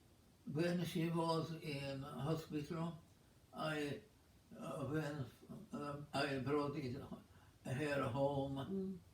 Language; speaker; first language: English; non-native, fluent; Czech